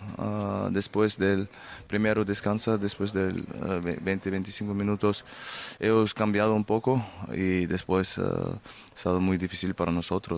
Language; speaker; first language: Spanish; non-native, learner; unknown